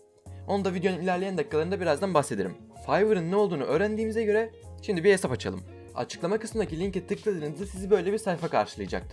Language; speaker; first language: Turkish; native; Turkish